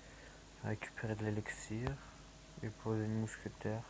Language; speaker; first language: French; native; French